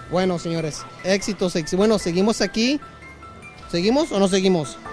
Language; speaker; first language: Spanish; native; Spanish